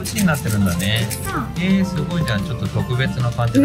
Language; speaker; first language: Japanese; native; Japanese